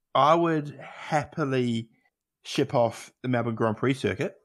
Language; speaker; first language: English; native; English